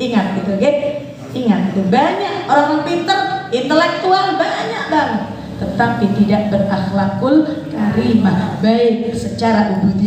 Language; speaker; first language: Indonesian; non-native, local second language; Javanese